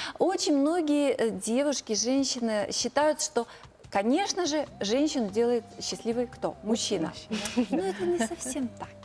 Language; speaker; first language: Russian; native; Russian